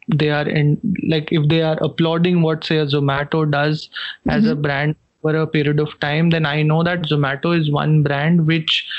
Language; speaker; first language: English; non-native, local second language; Hindi